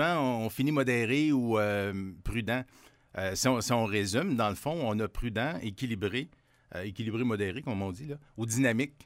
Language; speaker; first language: French; native; French